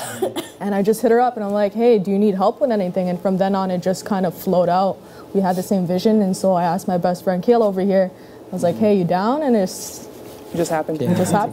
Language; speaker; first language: English; early bilingual, other home language; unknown